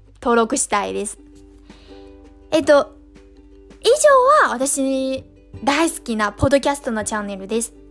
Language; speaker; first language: Japanese; non-native, fluent; Chinese